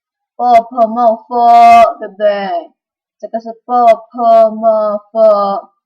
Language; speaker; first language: Chinese; non-native, fluent; Indonesian